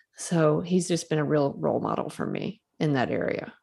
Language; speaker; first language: English; native; English